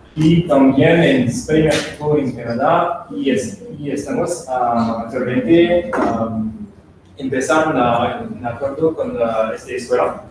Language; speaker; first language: Spanish; non-native, learner; French